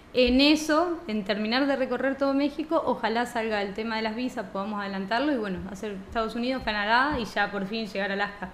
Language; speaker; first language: Spanish; native; Spanish